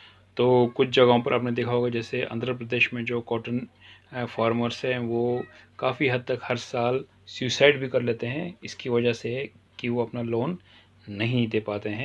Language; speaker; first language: Hindi; non-native, local second language; Kashmiri